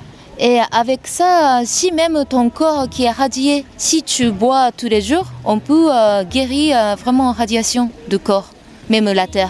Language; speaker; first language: French; non-native, learner; Japanese